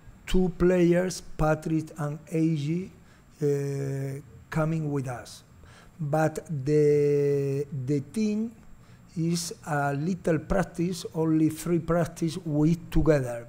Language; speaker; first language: English; non-native, learner; Spanish